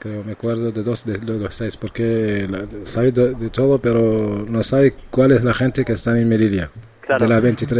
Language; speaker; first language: Spanish; non-native, learner; Arabic